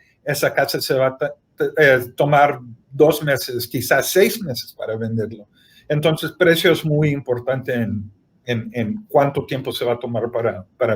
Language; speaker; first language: Spanish; early bilingual, heritage; Spanish